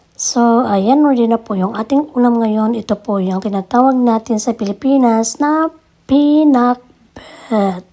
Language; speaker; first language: Filipino; non-native, local second language; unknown